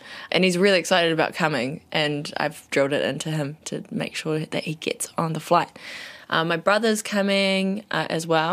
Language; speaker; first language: English; native; English